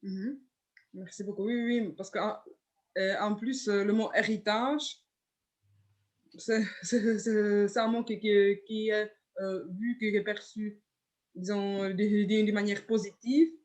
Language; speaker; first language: French; non-native, fluent; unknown